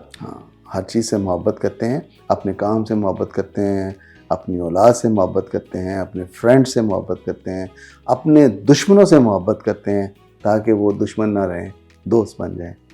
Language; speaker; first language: Urdu; non-native, local second language; Punjabi